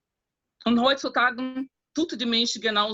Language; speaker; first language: German; non-native, fluent; Portuguese